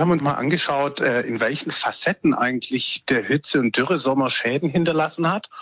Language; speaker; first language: German; native; German